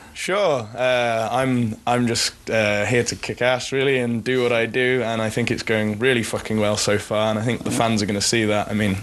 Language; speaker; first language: English; native; English